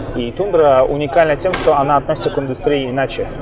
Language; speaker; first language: Russian; non-native, fluent; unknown